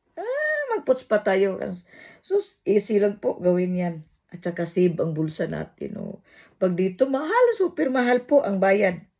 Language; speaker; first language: Filipino; non-native, local second language; Cebuano